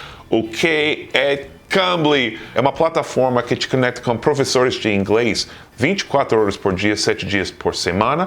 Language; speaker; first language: Portuguese; non-native, fluent; English